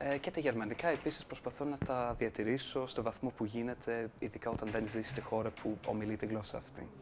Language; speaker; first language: Greek; non-native, fluent; English